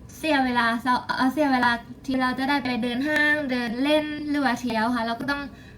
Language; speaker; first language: Thai; native; Thai